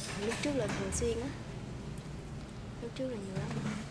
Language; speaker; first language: Vietnamese; native; Vietnamese